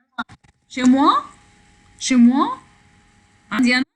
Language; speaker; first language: French; non-native, learner; Arabic